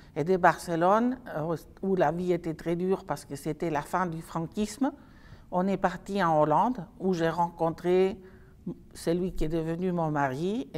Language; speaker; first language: French; non-native, fluent; Dutch